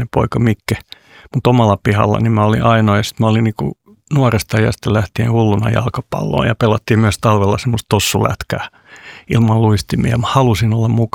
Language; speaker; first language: Finnish; non-native, local second language; Swedish